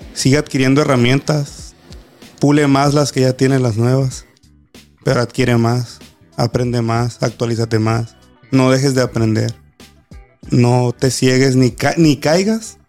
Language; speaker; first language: Spanish; native; Spanish